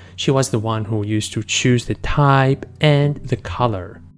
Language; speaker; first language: English; non-native, fluent; Arabic